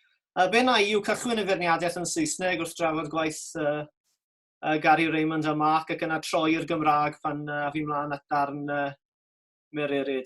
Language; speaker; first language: Welsh; native; Welsh